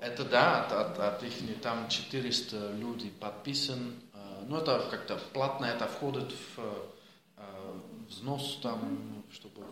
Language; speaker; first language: Russian; non-native, learner; Dutch